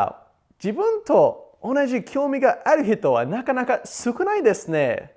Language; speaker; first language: Japanese; non-native, learner; English